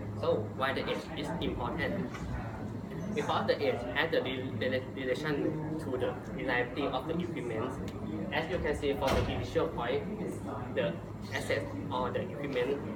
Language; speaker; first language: English; non-native, learner; Thai